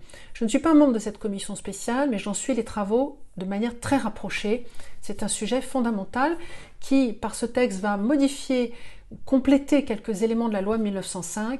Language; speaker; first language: French; native; French